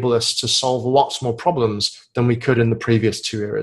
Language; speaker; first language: English; native; English